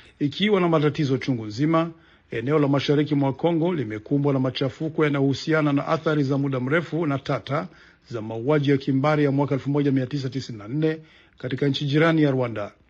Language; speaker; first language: Swahili; non-native, local second language; Rundi